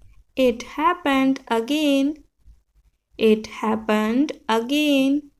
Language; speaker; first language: English; non-native, local second language; Hindi